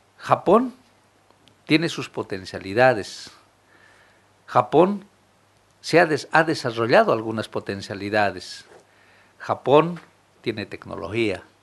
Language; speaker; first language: Spanish; non-native, local second language; Aymara